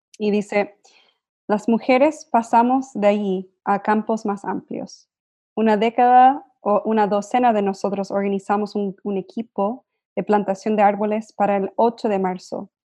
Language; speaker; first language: Spanish; native; Spanish